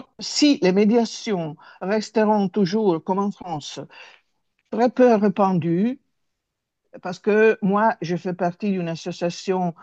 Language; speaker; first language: French; non-native, fluent; Italian